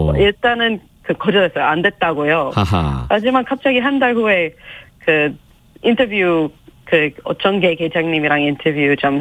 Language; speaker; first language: Korean; non-native, fluent; English